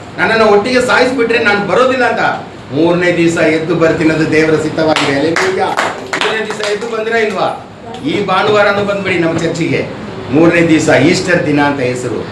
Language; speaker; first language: Kannada; non-native, local second language; Telugu